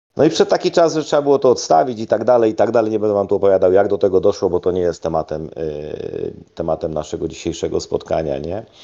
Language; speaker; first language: Polish; native; Polish